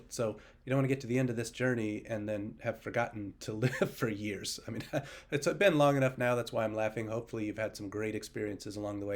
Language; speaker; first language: English; native; English